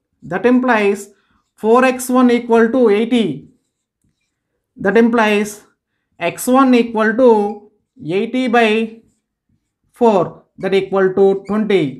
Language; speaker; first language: English; non-native, local second language; Telugu